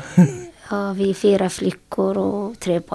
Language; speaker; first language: Swedish; non-native, learner; Syriac